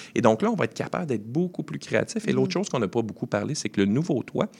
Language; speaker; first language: French; native; French